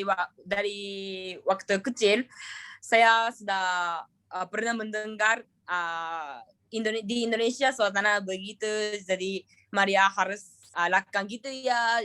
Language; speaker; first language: Indonesian; non-native, learner; Japanese